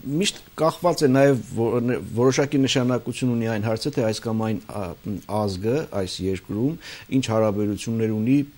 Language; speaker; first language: Armenian; native; Armenian